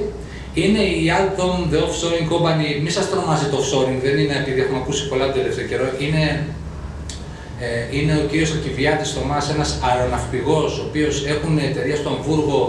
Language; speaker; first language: Greek; native; Greek